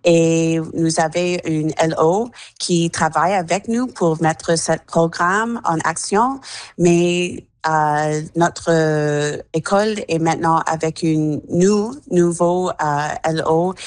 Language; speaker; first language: French; non-native, learner; English